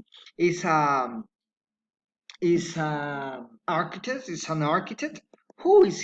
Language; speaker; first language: English; non-native, fluent; Spanish